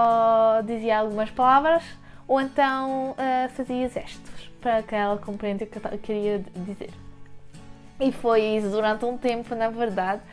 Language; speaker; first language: Portuguese; early bilingual, heritage; French